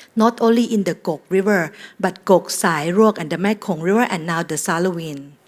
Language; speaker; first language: English; non-native, fluent; Thai